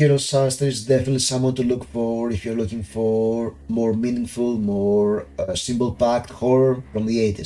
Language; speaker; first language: English; non-native, fluent; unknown